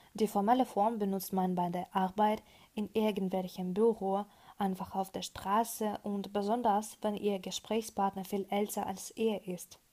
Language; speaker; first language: German; non-native, fluent; Russian